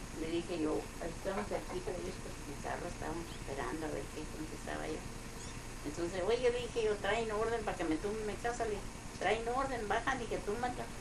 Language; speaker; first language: Spanish; non-native, local second language; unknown